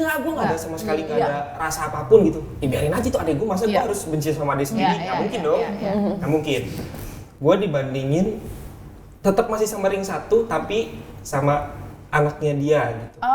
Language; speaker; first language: Indonesian; native; Indonesian